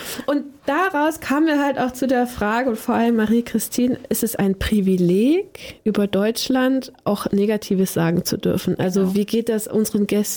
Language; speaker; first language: German; native; German